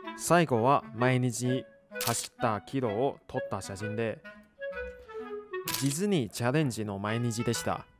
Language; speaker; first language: Japanese; non-native, learner; Chinese